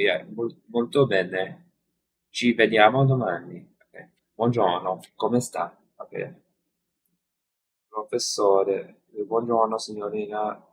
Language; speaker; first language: Italian; non-native, learner; English